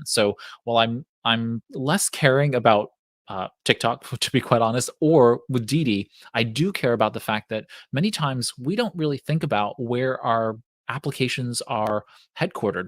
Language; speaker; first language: English; native; English